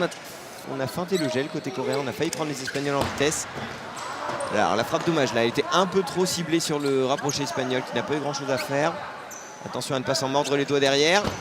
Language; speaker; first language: French; native; French